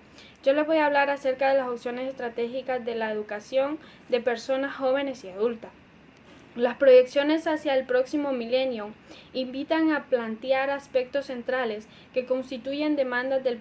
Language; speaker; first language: Spanish; native; Spanish